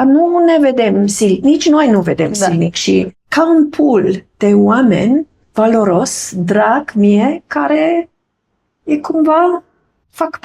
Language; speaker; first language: Romanian; non-native, fluent; German